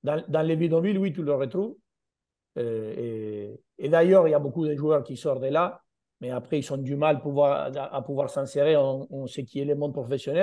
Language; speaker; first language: French; non-native, fluent; Spanish